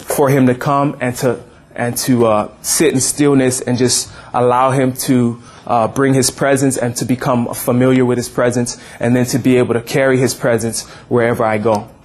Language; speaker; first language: English; native; English